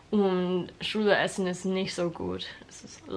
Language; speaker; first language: German; non-native, learner; English